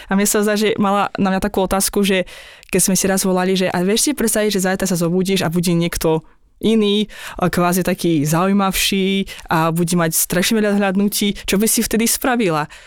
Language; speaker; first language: Slovak; non-native, fluent; Azerbaijani